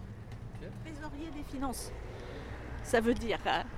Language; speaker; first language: French; native; French